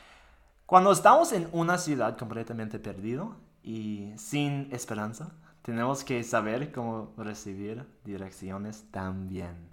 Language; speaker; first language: Spanish; non-native, fluent; English